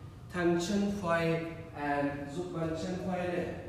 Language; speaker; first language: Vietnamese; non-native, learner; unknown